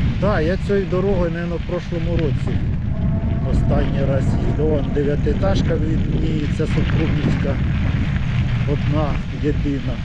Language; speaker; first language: Ukrainian; native; Ukrainian